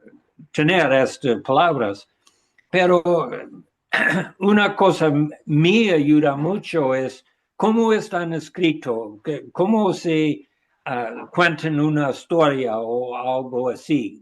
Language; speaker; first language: Spanish; non-native, learner; English